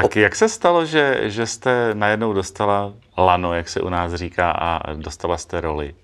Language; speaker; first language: Czech; native; Czech